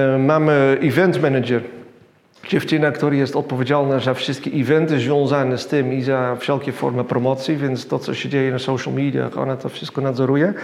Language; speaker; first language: Polish; non-native, fluent; Dutch